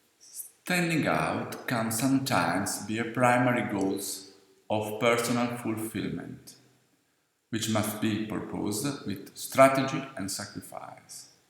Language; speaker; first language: English; non-native, fluent; Italian